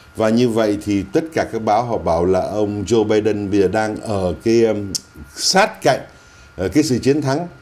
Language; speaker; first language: Vietnamese; native; Vietnamese